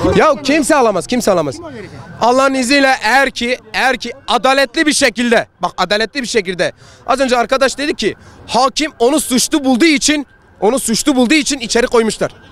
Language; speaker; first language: Turkish; non-native, local second language; Kurdish